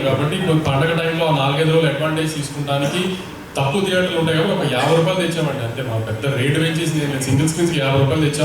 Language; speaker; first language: Telugu; native; Telugu